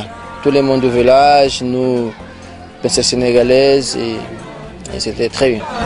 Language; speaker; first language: French; non-native, learner; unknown